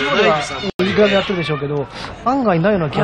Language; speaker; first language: Japanese; native; Japanese